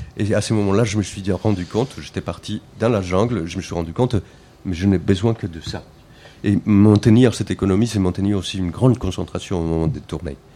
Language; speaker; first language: French; non-native, fluent; Spanish